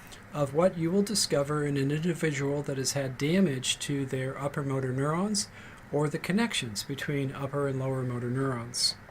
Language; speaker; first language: English; native; English